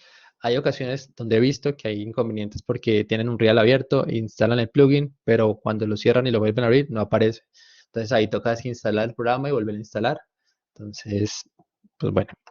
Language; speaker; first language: Spanish; native; Spanish